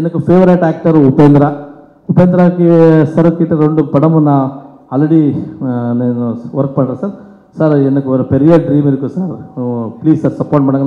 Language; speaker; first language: Tamil; non-native, learner; Kannada